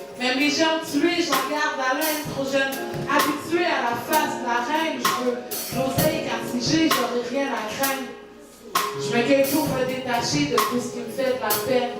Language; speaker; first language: French; early bilingual, other home language; Haitian Creole